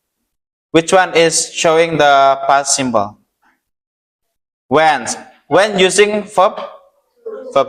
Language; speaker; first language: English; non-native, learner; Indonesian